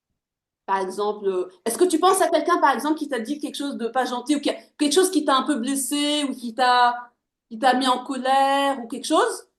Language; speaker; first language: French; native; French